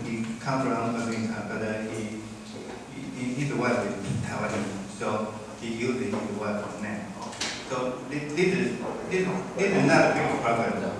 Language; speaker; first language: English; non-native, fluent; Chinese